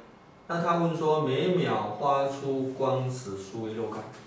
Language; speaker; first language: Chinese; native; Chinese